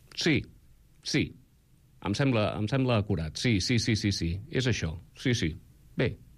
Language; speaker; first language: Catalan; native; Catalan